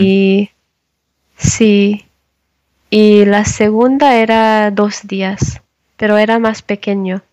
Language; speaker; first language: Spanish; non-native, learner; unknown